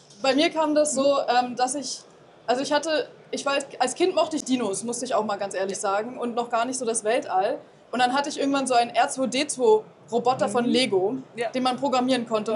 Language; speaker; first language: German; native; German